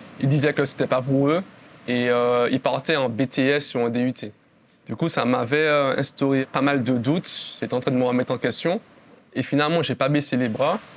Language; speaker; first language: French; native; French